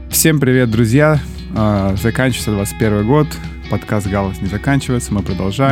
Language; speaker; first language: Russian; native; Russian